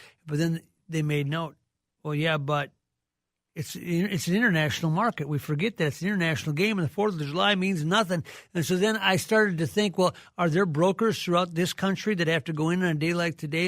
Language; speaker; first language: English; native; English